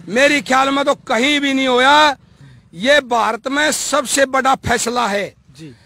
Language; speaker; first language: Hindi; native; Hindi